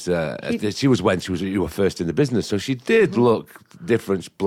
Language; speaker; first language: English; native; English